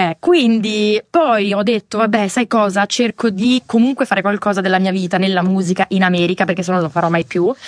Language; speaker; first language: Italian; native; Italian